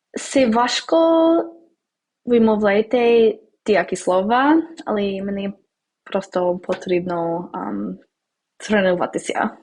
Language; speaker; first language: Ukrainian; non-native, learner; English